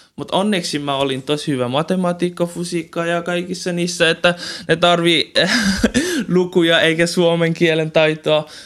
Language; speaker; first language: Finnish; non-native, learner; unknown